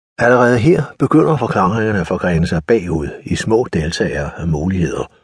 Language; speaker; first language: Danish; native; Danish